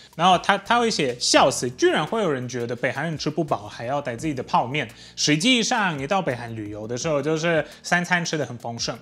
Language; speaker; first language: Chinese; non-native, fluent; Polish